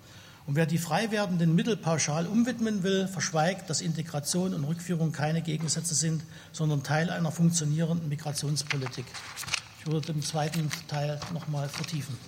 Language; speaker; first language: German; native; German